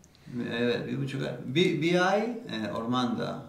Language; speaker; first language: Turkish; non-native, learner; Spanish